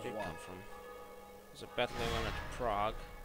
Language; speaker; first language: English; native; English